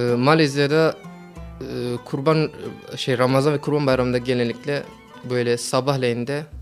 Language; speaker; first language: Turkish; non-native, fluent; Malay